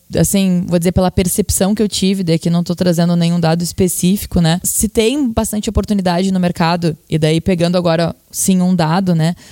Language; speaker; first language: Portuguese; native; Portuguese